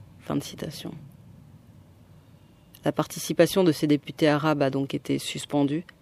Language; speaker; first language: French; native; French